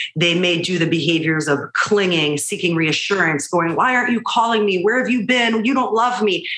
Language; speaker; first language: English; early bilingual, other home language; Hebrew